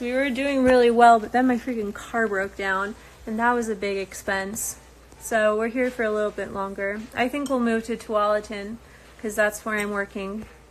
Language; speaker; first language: English; native; English